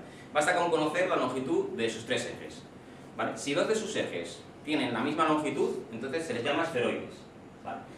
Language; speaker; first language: Spanish; native; Spanish